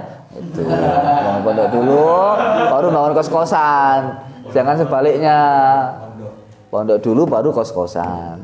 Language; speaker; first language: Indonesian; non-native, local second language; Javanese